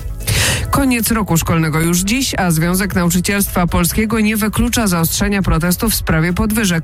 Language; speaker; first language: Polish; native; Polish